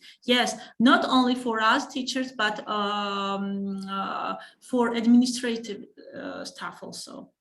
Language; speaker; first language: English; non-native, fluent; Georgian